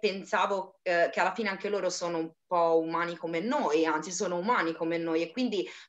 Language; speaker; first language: Italian; native; Italian